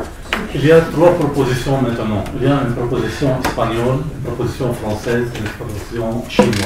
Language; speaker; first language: French; non-native, local second language; Arabic